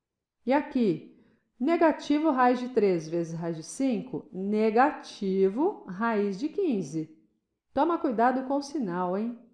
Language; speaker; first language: Portuguese; native; Portuguese